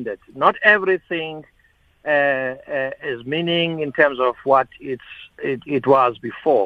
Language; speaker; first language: English; non-native, local second language; Xhosa